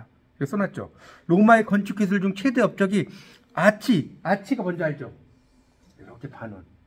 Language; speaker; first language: Korean; native; Korean